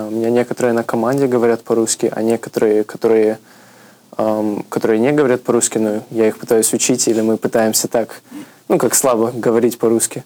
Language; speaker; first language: Russian; early bilingual, heritage; Russian